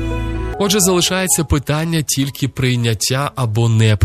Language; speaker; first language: Ukrainian; native; Ukrainian